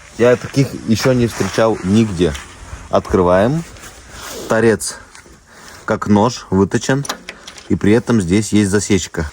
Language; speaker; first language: Russian; native; Russian